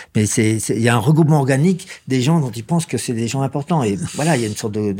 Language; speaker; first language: French; native; French